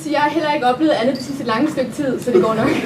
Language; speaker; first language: Danish; native; Danish